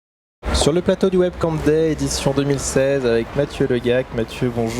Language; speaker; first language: French; native; French